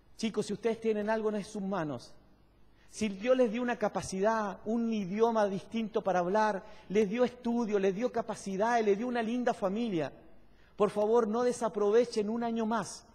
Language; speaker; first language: Spanish; native; Spanish